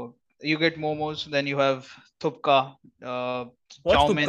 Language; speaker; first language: English; non-native, local second language; Hindi